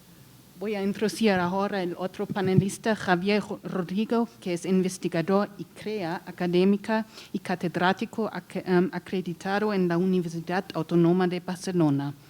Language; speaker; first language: Spanish; non-native, learner; German